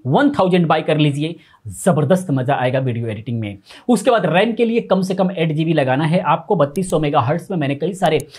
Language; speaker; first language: Hindi; native; Hindi